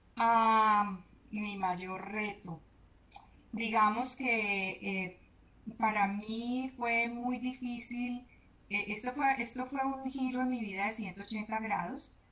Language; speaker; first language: Spanish; native; Spanish